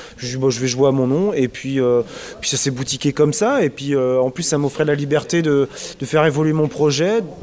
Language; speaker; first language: French; native; French